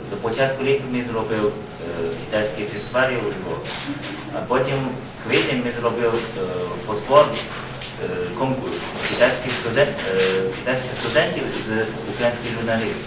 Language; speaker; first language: Ukrainian; non-native, learner; Chinese